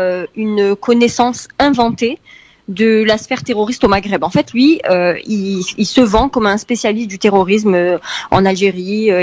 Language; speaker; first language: French; early bilingual, heritage; French